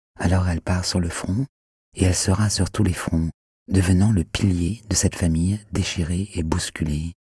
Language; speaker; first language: French; native; French